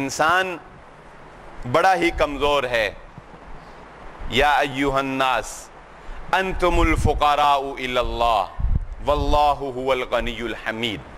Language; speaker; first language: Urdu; non-native, local second language; Punjabi